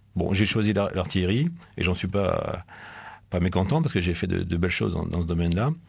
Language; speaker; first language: French; native; French